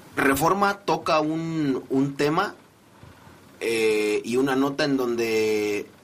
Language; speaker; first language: Spanish; native; Spanish